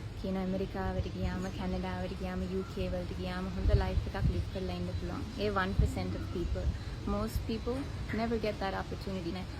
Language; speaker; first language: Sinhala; early bilingual, heritage; Sinhala